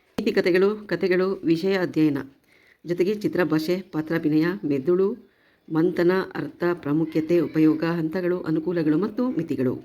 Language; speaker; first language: Kannada; native; Kannada